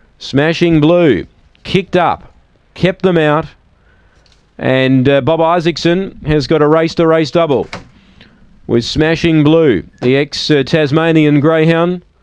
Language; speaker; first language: English; native; English